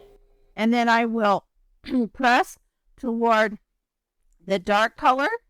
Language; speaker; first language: English; native; English